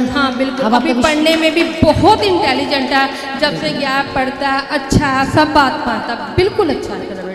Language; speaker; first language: Hindi; native; Hindi